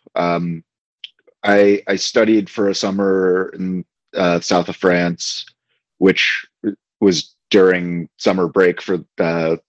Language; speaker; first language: English; native; English